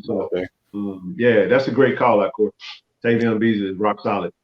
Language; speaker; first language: English; native; English